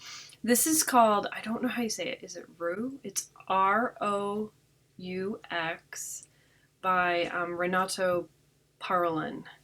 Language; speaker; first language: English; native; English